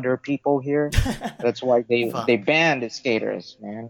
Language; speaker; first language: English; non-native, local second language; Filipino